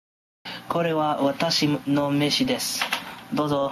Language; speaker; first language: Japanese; non-native, learner; English